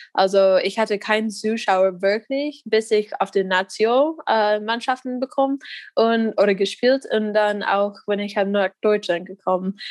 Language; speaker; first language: German; non-native, learner; English